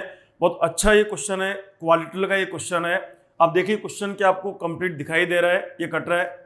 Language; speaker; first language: Hindi; native; Hindi